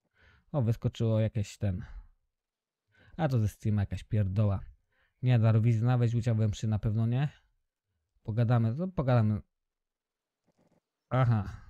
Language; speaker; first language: Polish; native; Polish